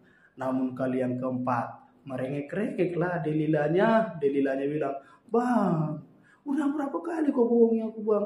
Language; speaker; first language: Indonesian; native; Indonesian